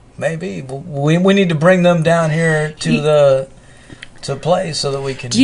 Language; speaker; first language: English; native; English